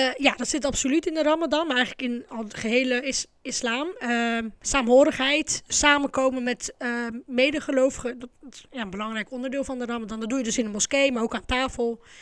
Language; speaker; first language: Dutch; early bilingual, other home language; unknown